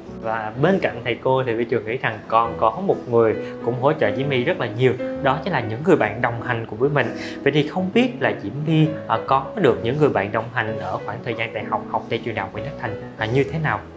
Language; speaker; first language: Vietnamese; native; Vietnamese